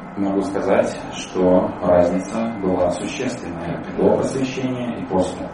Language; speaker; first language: Russian; native; Russian